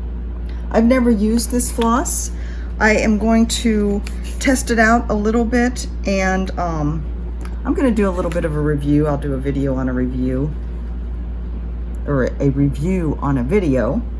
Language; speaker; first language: English; native; English